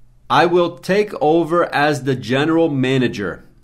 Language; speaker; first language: English; native; English